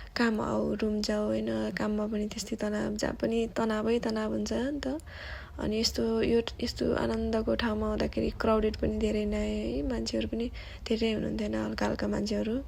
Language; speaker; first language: Nepali; native; Nepali